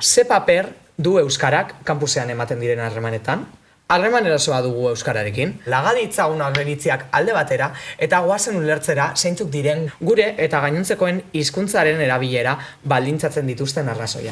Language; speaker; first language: Basque; native; Basque